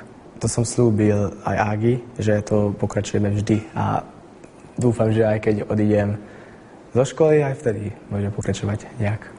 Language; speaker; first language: Slovak; non-native, local second language; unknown